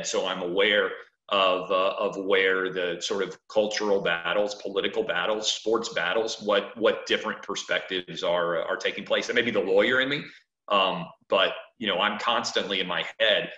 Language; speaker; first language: English; native; English